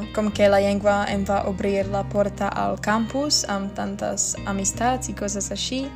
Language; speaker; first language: Catalan; non-native, fluent; Czech